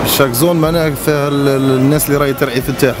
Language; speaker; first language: Arabic; native; Arabic